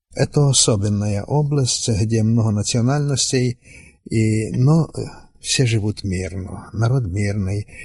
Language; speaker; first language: Russian; non-native, local second language; Rusyn